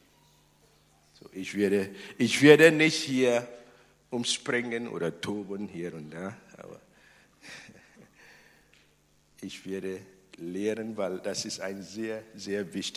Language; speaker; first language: German; non-native, fluent; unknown